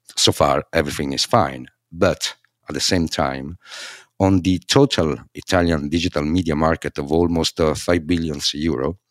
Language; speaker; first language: English; non-native, fluent; Italian